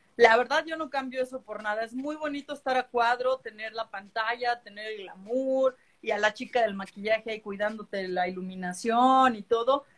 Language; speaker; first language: Spanish; native; Spanish